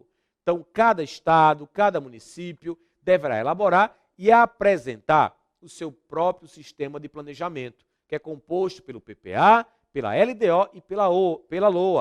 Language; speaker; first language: Portuguese; native; Portuguese